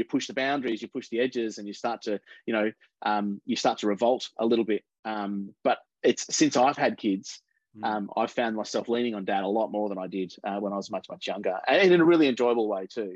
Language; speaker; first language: English; native; English